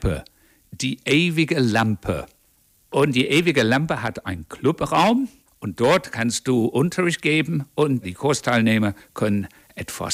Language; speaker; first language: German; non-native, fluent; English